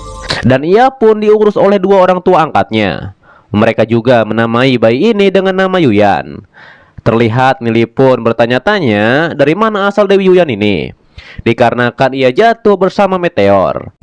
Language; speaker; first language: Indonesian; native; Indonesian